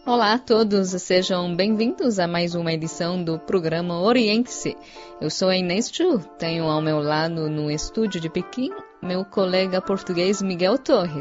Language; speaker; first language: Portuguese; non-native, fluent; Chinese